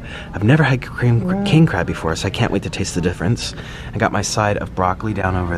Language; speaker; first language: English; non-native, local second language; Spanish